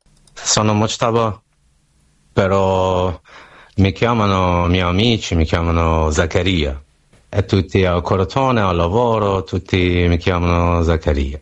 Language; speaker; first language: Italian; non-native, learner; Persian